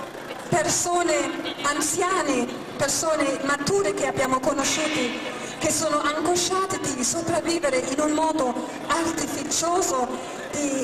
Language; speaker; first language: Italian; non-native, fluent; German